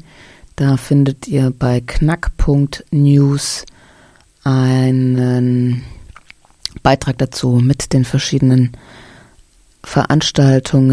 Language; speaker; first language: German; native; German